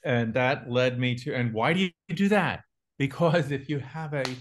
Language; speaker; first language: English; native; English